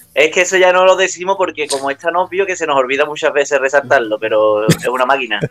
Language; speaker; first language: Spanish; native; Spanish